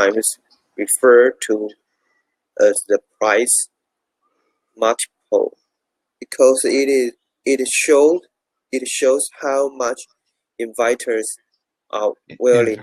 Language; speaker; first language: English; non-native, learner; Chinese